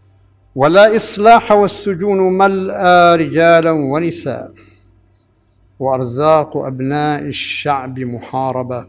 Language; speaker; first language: Arabic; native; Arabic